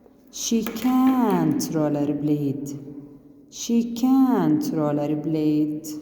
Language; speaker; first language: English; non-native, learner; Arabic